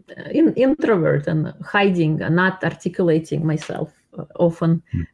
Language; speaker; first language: English; non-native, fluent; Russian